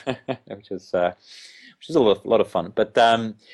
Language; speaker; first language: English; non-native, fluent; Finnish